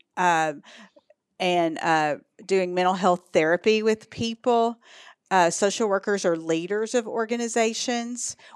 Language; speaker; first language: English; native; English